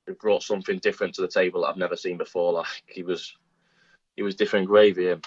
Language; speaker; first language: English; native; English